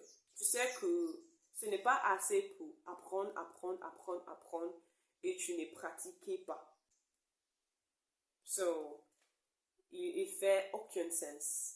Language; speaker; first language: French; non-native, learner; English